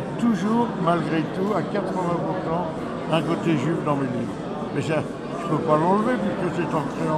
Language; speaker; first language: French; early bilingual, other home language; Yiddish